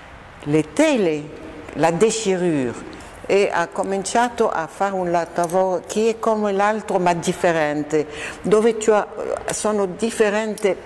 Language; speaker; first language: Italian; non-native, fluent; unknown